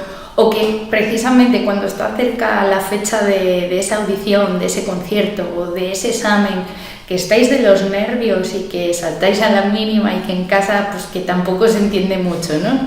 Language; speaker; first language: Spanish; native; Spanish